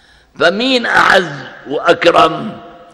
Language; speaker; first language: Arabic; native; Arabic